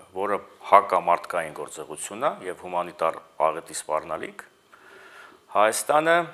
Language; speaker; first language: Armenian; native; Armenian